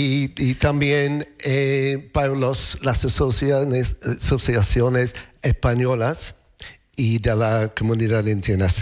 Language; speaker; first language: Spanish; non-native, learner; English